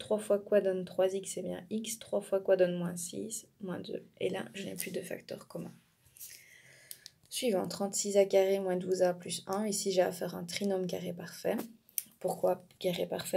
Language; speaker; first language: French; native; French